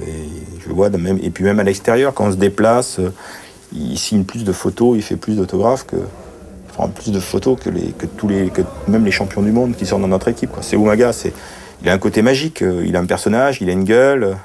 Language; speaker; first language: French; native; French